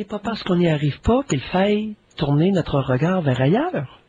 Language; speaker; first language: French; native; French